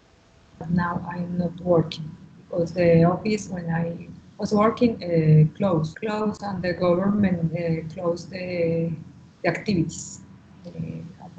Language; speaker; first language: English; non-native, learner; Spanish